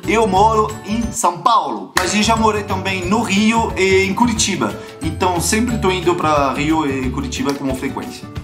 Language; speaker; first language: Portuguese; non-native, fluent; French